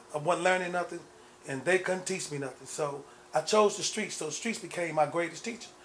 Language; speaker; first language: English; native; English